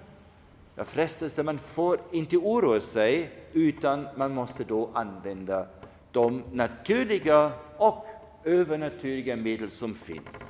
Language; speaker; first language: Swedish; non-native, fluent; German